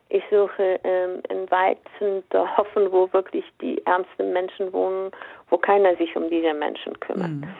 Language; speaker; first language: German; non-native, fluent; Persian